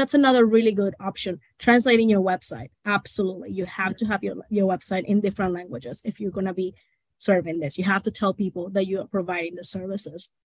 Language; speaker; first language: English; non-native, fluent; Spanish